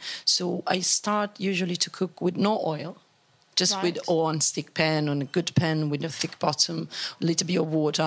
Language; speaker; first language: English; non-native, fluent; Italian